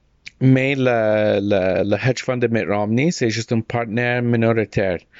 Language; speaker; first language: French; non-native, learner; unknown